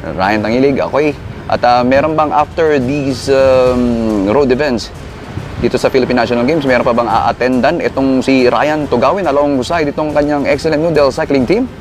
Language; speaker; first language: Filipino; native; Filipino